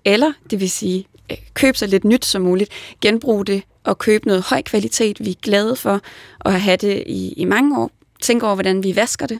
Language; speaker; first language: Danish; native; Danish